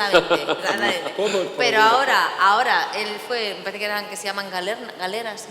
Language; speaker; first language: Spanish; native; Spanish